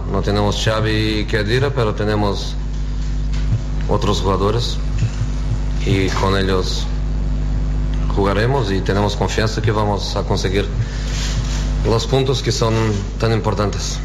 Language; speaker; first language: Spanish; non-native, fluent; Portuguese